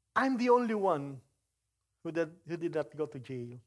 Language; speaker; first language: English; non-native, local second language; Filipino